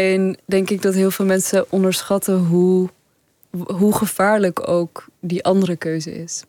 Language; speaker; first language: Dutch; early bilingual, other home language; Persian